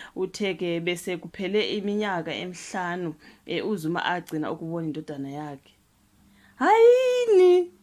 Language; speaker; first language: Zulu; non-native, local second language; Xhosa